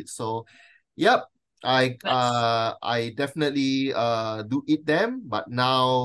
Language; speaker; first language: English; non-native, local second language; Chinese